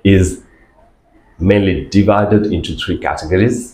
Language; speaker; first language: English; non-native, local second language; Bangla